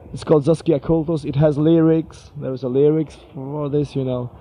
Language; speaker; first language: English; non-native, fluent; Polish